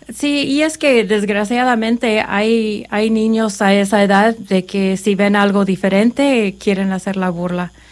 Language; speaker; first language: Spanish; native; Spanish